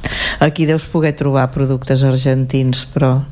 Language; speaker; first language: Catalan; native; Catalan